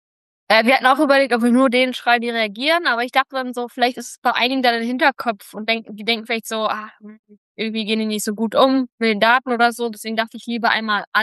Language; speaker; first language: German; native; German